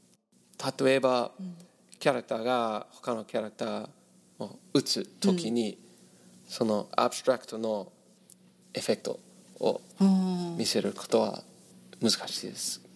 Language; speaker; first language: Japanese; non-native, learner; English